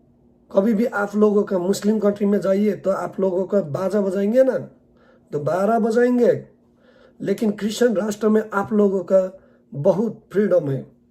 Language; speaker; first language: Hindi; non-native, learner; Nepali